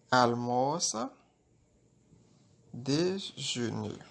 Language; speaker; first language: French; non-native, local second language; Haitian Creole